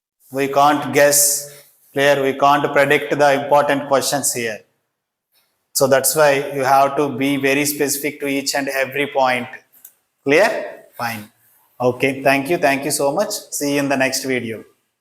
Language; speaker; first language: English; non-native, local second language; Telugu